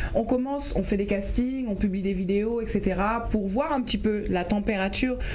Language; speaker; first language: French; native; French